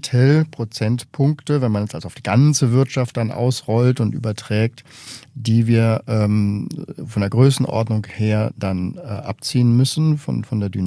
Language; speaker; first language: German; native; German